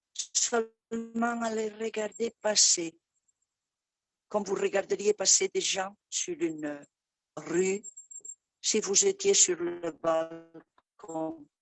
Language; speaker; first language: French; non-native, fluent; Catalan